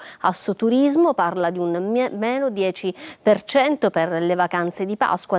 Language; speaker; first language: Italian; native; Italian